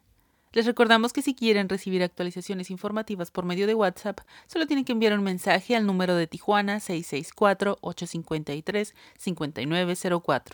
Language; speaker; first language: Spanish; native; Spanish